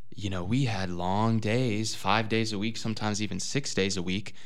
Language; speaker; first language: English; native; English